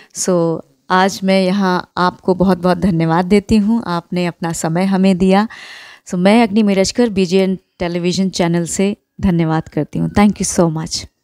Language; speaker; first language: Hindi; non-native, local second language; Marathi